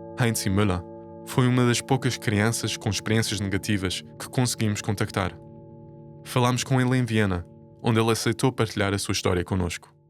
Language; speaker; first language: Portuguese; native; Portuguese